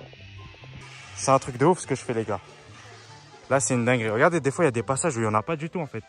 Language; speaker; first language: French; early bilingual, other home language; Turkish